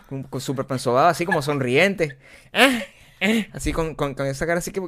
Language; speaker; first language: Spanish; native; Spanish